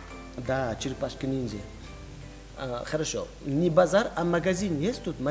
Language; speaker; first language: Russian; non-native, fluent; Tajik